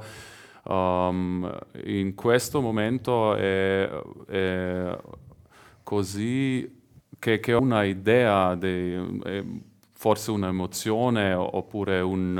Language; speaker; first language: Italian; non-native, learner; Slovenian